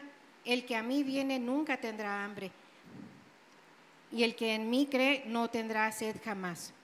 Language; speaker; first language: Spanish; native; Spanish